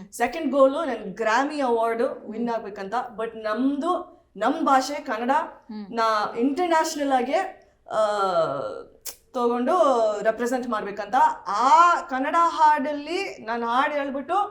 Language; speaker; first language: Kannada; early bilingual, heritage; Kannada